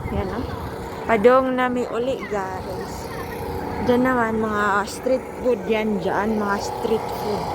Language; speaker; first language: Filipino; non-native, local second language; Hiligaynon